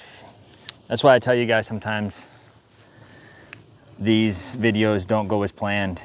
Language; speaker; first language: English; native; English